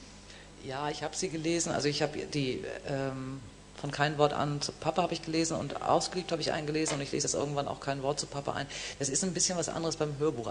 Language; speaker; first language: German; native; German